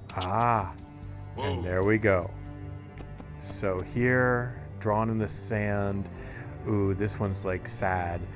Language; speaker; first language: English; native; English